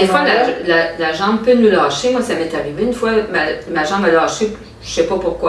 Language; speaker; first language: French; native; French